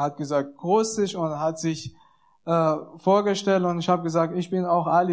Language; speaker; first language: German; non-native, learner; Persian